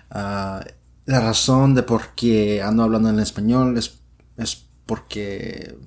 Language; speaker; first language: Spanish; early bilingual, other home language; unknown